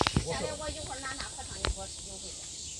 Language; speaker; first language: Chinese; native; Chinese